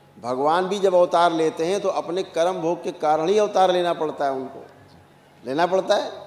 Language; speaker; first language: Hindi; native; Hindi